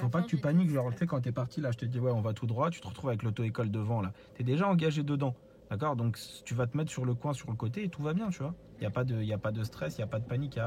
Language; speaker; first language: French; native; French